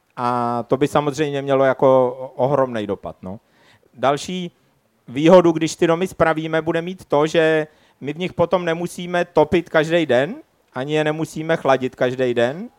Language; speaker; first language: Czech; native; Czech